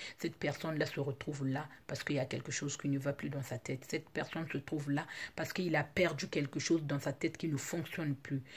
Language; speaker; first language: French; non-native, local second language; Lingala